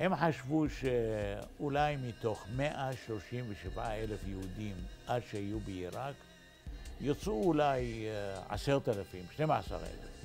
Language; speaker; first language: Hebrew; non-native, fluent; Arabic